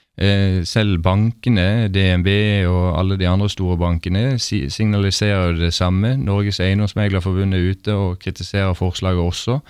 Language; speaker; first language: Norwegian; native; Norwegian